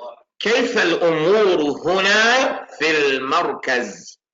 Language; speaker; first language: Arabic; non-native, fluent; English